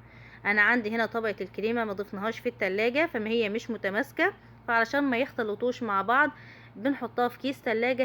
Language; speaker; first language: Arabic; native; Arabic